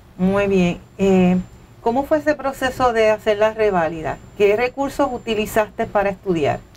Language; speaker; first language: Spanish; native; Spanish